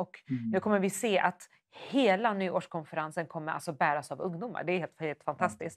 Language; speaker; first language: Swedish; native; Swedish